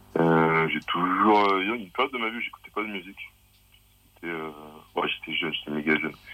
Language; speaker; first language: French; native; French